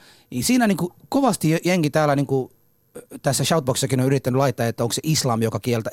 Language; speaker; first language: Finnish; early bilingual, other home language; Somali